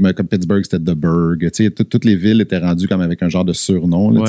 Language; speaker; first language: French; native; French